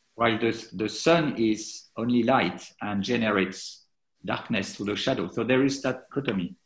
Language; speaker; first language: English; non-native, fluent; French